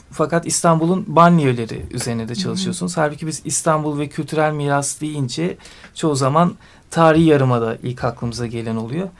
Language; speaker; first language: Turkish; native; Turkish